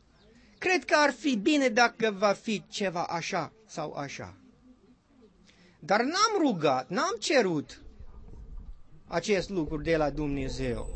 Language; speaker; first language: Romanian; non-native, learner; English